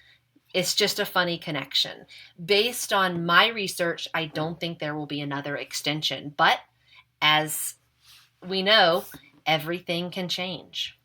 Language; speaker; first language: English; native; English